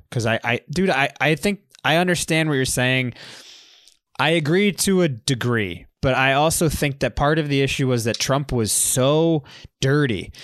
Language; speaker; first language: English; native; English